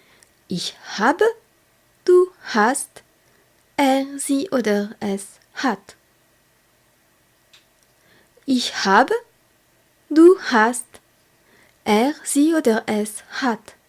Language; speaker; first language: German; non-native, fluent; French